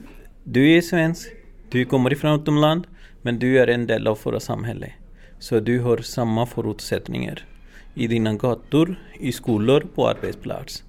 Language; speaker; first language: Swedish; non-native, learner; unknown